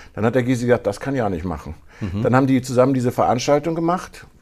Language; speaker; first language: German; native; German